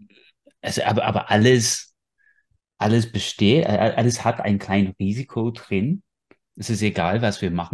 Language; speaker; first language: German; non-native, fluent; English